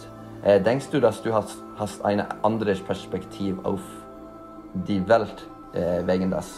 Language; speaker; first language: German; non-native, learner; Norwegian